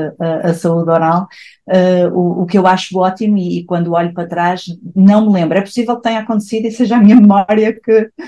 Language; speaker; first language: Portuguese; native; Portuguese